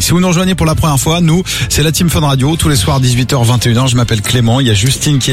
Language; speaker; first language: French; native; French